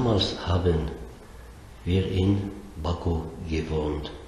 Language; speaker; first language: German; non-native, learner; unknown